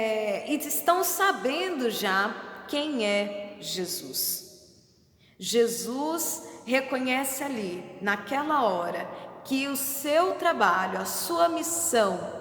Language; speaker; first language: Portuguese; native; Portuguese